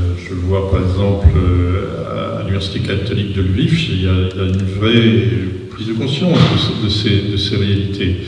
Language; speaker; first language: French; native; French